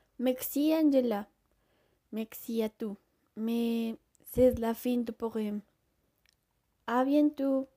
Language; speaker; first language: French; non-native, learner; Spanish